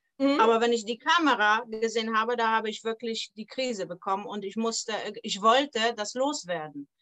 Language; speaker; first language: German; non-native, fluent; Polish